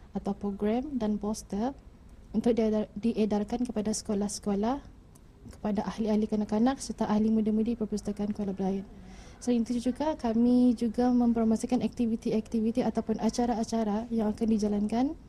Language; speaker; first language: Malay; native; Malay